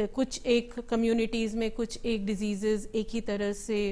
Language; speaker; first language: Hindi; native; Hindi